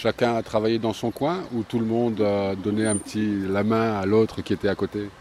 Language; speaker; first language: French; native; French